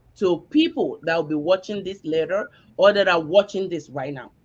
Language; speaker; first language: English; non-native, local second language; Yoruba